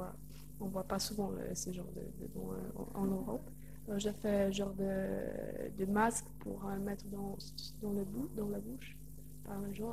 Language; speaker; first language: French; non-native, learner; Polish